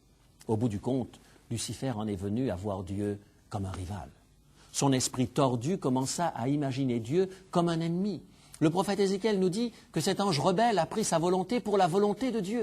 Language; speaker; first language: French; native; French